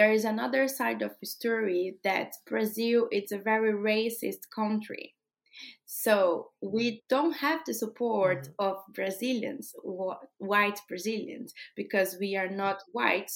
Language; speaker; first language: English; non-native, fluent; Portuguese